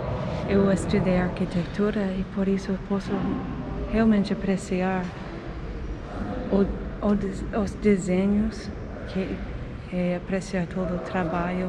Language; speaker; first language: Portuguese; non-native, fluent; English